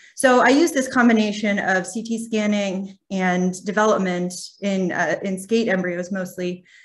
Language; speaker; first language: English; native; English